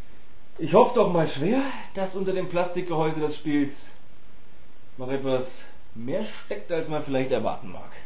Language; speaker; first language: German; native; German